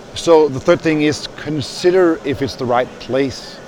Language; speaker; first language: English; non-native, fluent; Danish